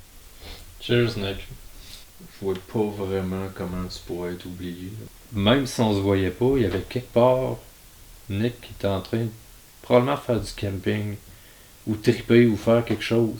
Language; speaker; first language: French; native; French